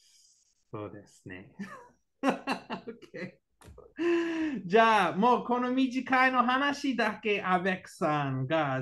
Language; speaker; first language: Japanese; non-native, learner; English